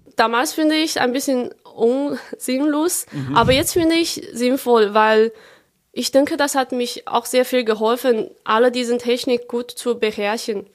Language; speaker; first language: German; non-native, fluent; Chinese